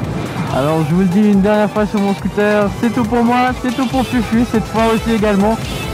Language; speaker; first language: French; native; French